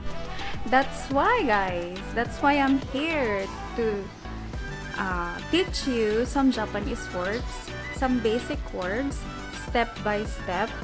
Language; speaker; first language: English; non-native, local second language; Filipino